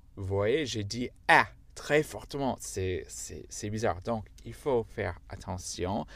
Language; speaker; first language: French; non-native, fluent; English